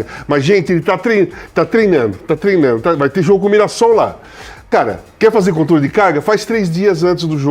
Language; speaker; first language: Portuguese; native; Portuguese